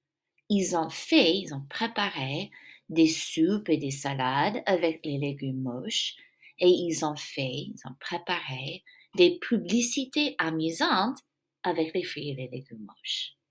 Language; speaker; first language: French; non-native, fluent; English